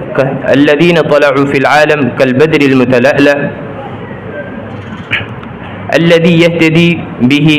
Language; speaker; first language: Arabic; non-native, learner; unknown